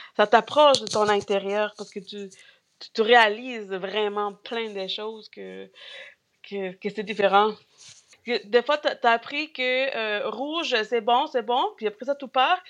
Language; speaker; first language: French; non-native, fluent; Spanish